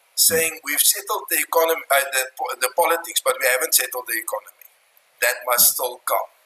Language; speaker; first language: English; non-native, local second language; Afrikaans